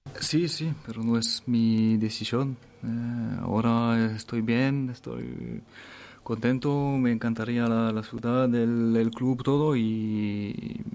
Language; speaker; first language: Spanish; non-native, fluent; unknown